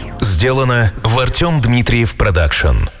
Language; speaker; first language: Russian; native; Russian